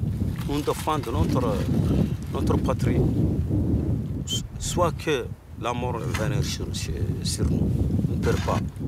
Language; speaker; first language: French; non-native, learner; Arabic